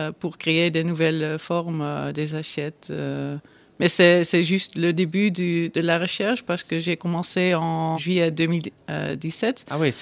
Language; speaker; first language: French; non-native, learner; Dutch